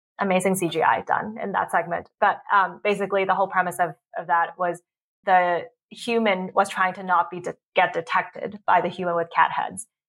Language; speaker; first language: English; early bilingual, other home language; Cantonese